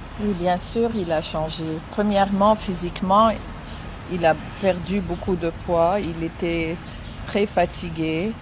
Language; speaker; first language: French; non-native, fluent; Arabic